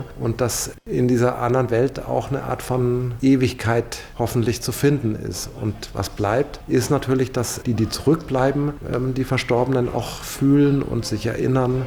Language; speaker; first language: German; native; German